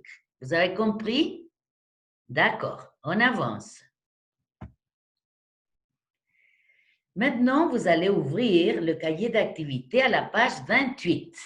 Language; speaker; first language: French; non-native, fluent; Spanish